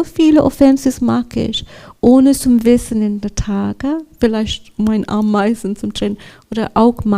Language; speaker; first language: German; non-native, learner; English